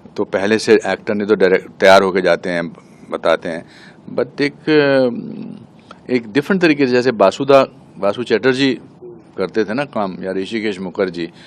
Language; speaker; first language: Hindi; native; Hindi